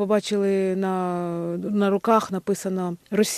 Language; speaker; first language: Polish; non-native, learner; Ukrainian